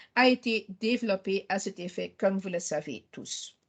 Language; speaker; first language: French; non-native, local second language; Dutch